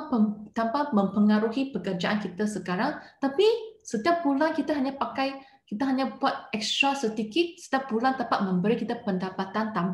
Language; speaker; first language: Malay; non-native, local second language; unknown